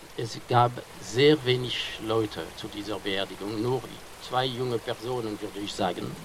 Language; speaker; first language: German; non-native, fluent; French